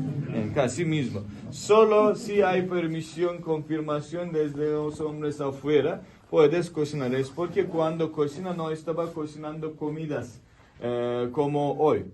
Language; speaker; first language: Spanish; non-native, fluent; Turkish